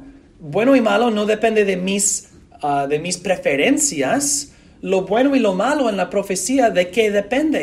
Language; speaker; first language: Spanish; non-native, fluent; English